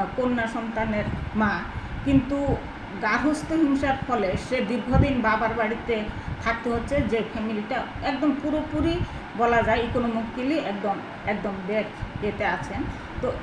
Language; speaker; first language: Bangla; native; Bangla